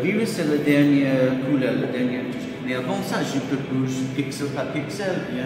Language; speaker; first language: French; non-native, fluent; English